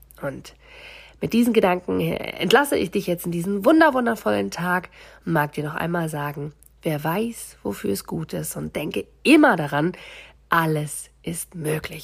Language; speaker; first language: German; native; German